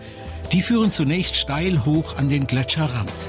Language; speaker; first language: German; native; German